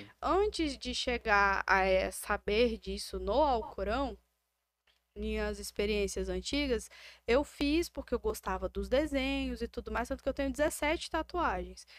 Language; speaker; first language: Portuguese; native; Portuguese